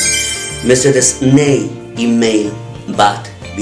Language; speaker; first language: Basque; non-native, local second language; Spanish